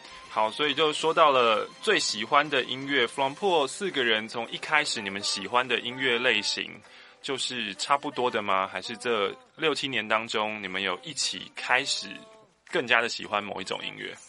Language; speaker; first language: Chinese; native; Chinese